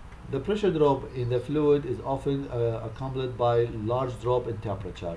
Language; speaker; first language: English; non-native, fluent; Arabic